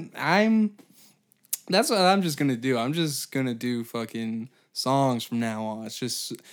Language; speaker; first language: English; native; English